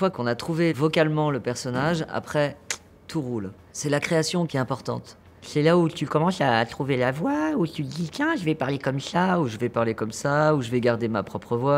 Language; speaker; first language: French; native; French